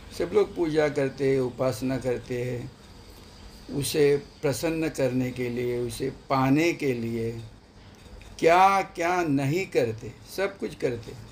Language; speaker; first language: Hindi; non-native, local second language; Marathi